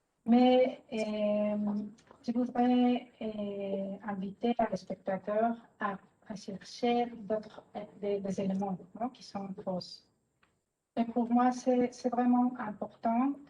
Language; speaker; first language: French; non-native, fluent; Spanish